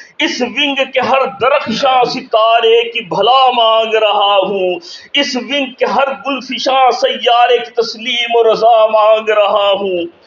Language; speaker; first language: Urdu; native; Urdu